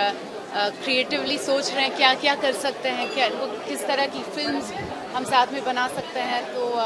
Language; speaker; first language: Hindi; non-native, local second language; French